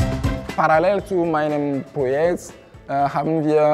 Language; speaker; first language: German; non-native, fluent; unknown